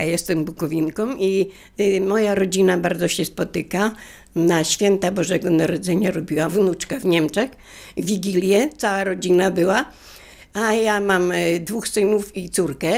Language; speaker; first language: Polish; native; Polish